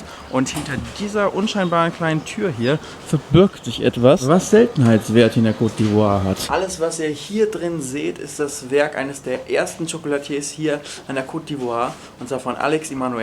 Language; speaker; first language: German; native; German